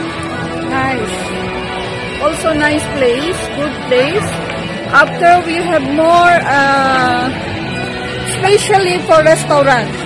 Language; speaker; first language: English; non-native, learner; Filipino